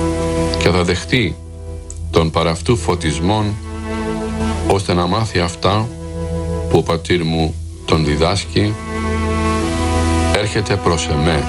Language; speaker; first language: Greek; native; Greek